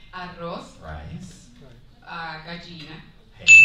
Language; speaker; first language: English; non-native, fluent; Spanish